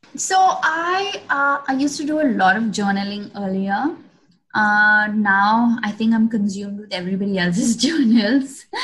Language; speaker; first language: English; non-native, local second language; Hindi